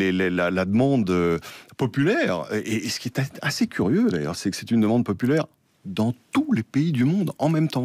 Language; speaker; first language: French; native; French